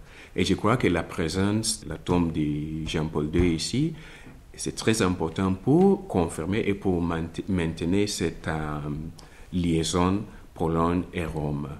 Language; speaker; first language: French; non-native, fluent; Italian